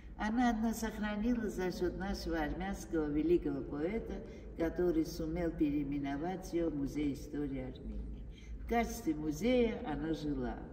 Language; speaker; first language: Russian; non-native, fluent; Armenian